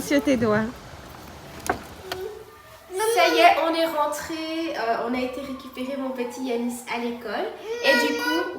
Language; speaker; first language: French; native; French